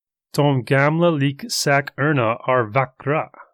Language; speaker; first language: Swedish; non-native, learner; English